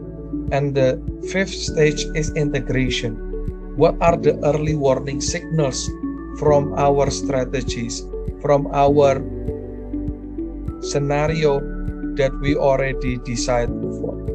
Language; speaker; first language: English; non-native, learner; Indonesian